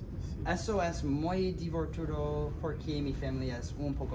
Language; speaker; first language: Spanish; non-native, learner; English